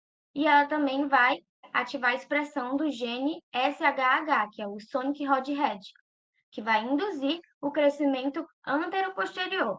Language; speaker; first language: Portuguese; native; Portuguese